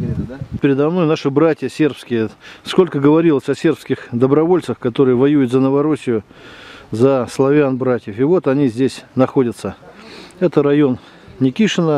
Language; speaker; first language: Russian; native; Russian